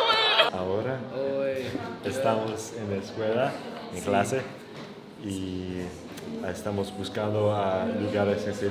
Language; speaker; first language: Spanish; non-native, learner; English